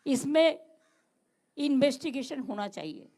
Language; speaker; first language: Hindi; non-native, local second language; Bangla